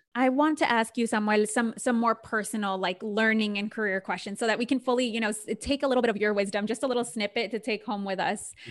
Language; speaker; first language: English; native; English